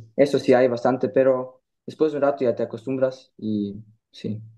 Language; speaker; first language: Spanish; early bilingual, heritage; German